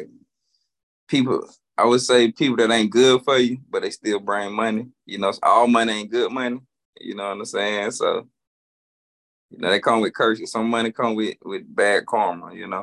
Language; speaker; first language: English; native; English